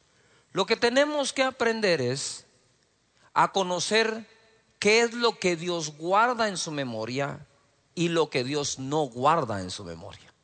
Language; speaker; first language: Spanish; native; Spanish